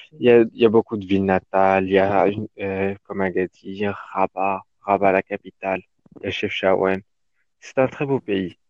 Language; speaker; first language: French; non-native, local second language; Arabic